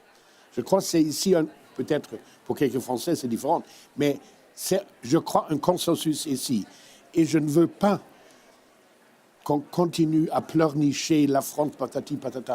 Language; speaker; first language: French; non-native, fluent; German